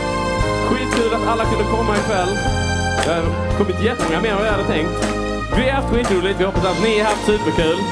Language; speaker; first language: Swedish; native; Swedish